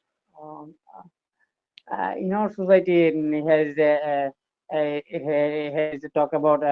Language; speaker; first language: English; non-native, learner; Bangla